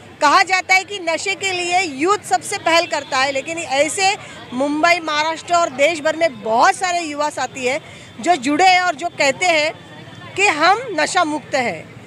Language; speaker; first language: Hindi; non-native, local second language; Marathi